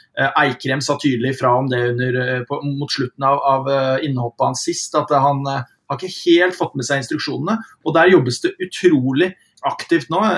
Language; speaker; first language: Norwegian; early bilingual, heritage; Norwegian